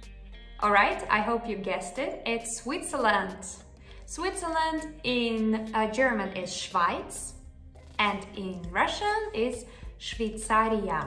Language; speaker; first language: English; non-native, fluent; Russian